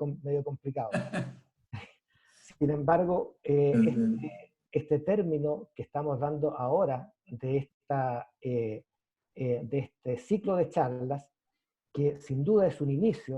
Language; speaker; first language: Spanish; native; Spanish